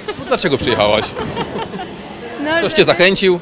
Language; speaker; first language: Polish; native; Polish